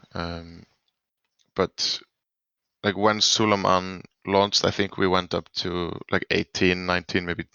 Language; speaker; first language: English; non-native, fluent; Swedish